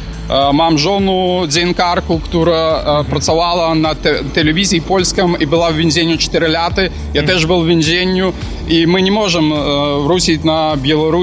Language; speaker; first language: Polish; non-native, learner; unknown